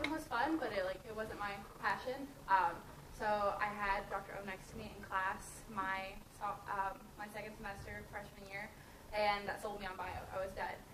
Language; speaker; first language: English; native; English